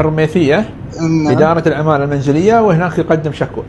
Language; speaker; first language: Arabic; native; Arabic